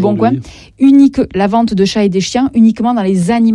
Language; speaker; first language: French; native; French